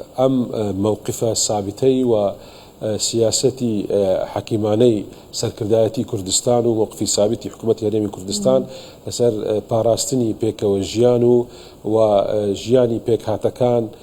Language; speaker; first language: Central Kurdish; non-native, local second language; Assyrian Neo-Aramaic